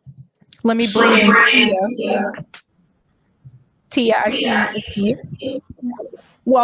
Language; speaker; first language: English; native; English